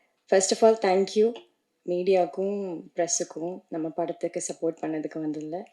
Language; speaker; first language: Tamil; non-native, learner; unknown